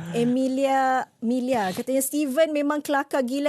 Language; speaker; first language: Malay; native; Malay